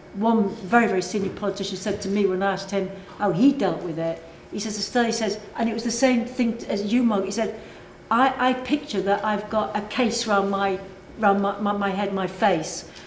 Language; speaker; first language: English; native; English